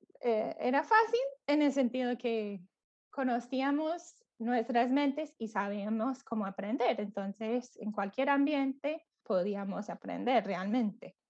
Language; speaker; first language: Spanish; non-native, fluent; English